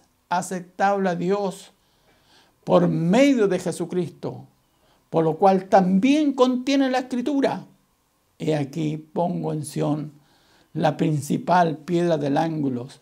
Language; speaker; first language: Spanish; native; Spanish